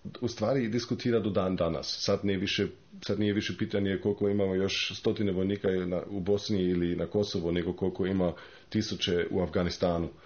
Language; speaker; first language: Croatian; non-native, fluent; German